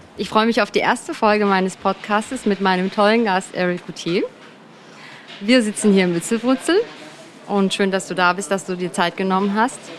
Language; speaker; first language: German; early bilingual, other home language; Turkish